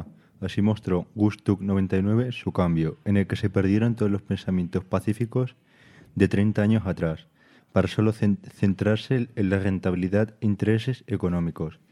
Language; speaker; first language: Spanish; native; Spanish